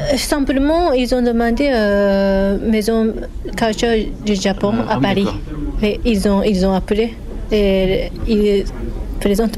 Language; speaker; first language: French; non-native, fluent; Japanese